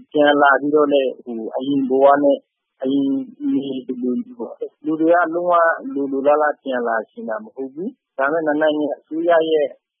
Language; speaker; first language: Burmese; non-native, local second language; Rohingya